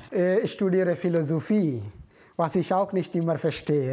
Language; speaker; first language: German; non-native, fluent; Indonesian